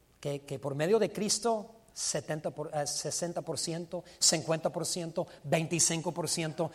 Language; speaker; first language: Spanish; non-native, fluent; English